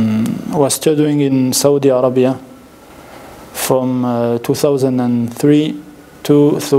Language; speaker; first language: English; non-native, learner; French